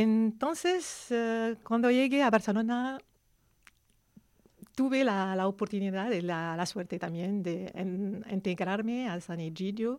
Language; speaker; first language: Spanish; non-native, learner; Arabic